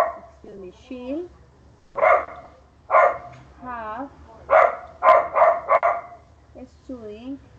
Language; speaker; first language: English; non-native, learner; Spanish